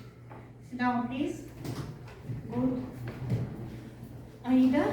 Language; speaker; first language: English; non-native, learner; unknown